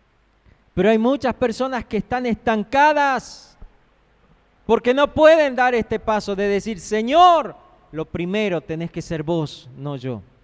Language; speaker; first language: Spanish; native; Spanish